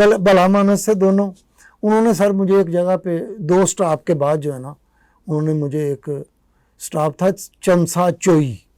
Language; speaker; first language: Urdu; non-native, local second language; Punjabi